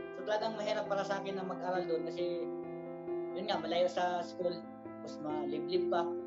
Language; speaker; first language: Filipino; non-native, local second language; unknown